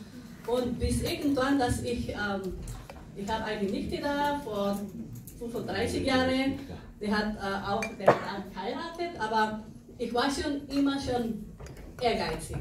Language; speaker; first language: German; non-native, fluent; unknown